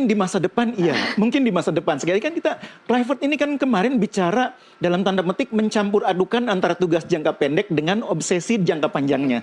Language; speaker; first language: Indonesian; native; Indonesian